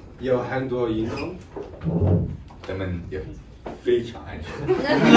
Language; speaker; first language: Chinese; non-native, learner; English